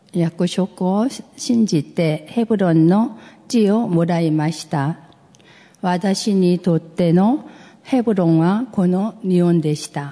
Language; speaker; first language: Japanese; non-native, fluent; Korean